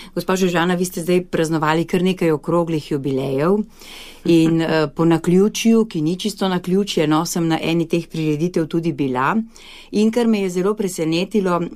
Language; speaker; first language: Slovenian; native; Slovenian